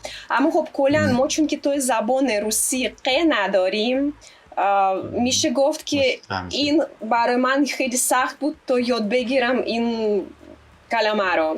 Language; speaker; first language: Persian; non-native, fluent; Russian